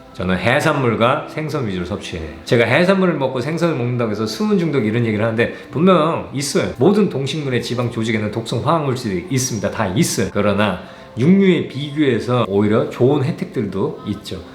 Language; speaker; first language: Korean; native; Korean